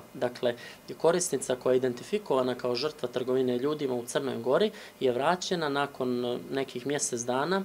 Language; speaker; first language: Serbian; native; Serbian